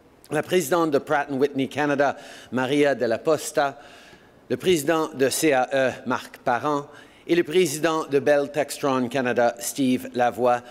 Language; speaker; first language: French; native; French